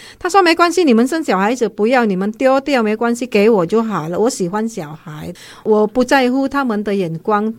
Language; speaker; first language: Chinese; non-native, fluent; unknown